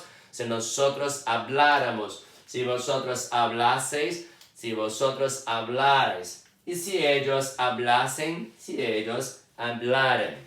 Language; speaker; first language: Spanish; non-native, fluent; Portuguese